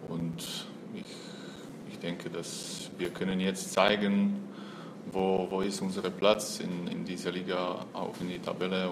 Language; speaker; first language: German; non-native, fluent; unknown